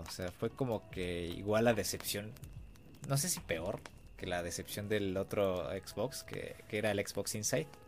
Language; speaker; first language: Spanish; native; Spanish